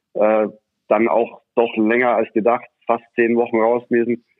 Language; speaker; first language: German; native; German